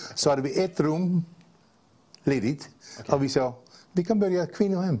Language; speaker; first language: Swedish; non-native, fluent; Dutch